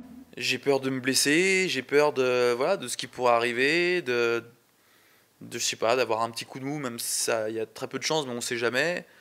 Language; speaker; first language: French; native; French